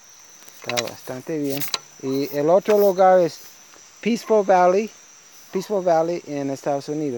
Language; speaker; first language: Spanish; non-native, learner; English